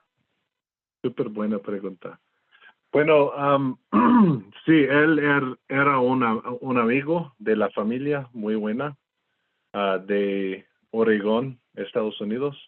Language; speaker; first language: Spanish; non-native, fluent; English